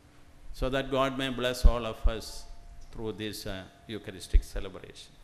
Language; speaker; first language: English; non-native, local second language; Malayalam